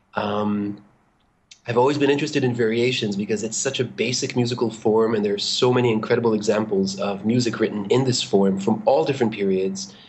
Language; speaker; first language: English; non-native, fluent; Hebrew